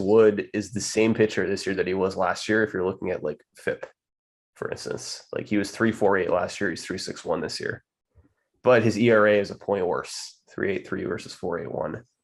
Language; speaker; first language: English; native; English